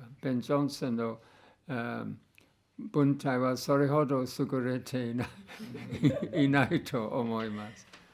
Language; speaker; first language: Japanese; non-native, fluent; English